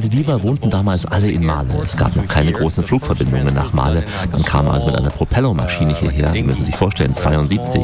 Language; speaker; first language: German; native; German